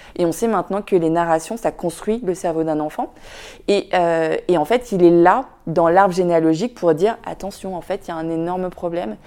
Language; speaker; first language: French; early bilingual, other home language; Vietnamese